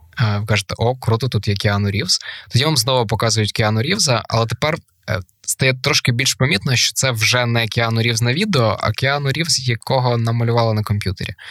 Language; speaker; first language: Ukrainian; native; Ukrainian